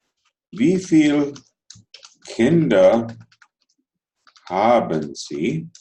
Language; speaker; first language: German; non-native, fluent; Telugu